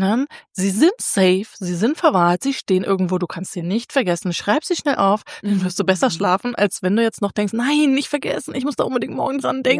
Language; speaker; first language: German; native; German